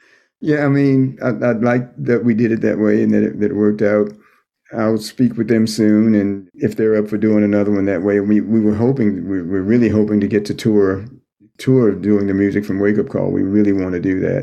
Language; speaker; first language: English; native; English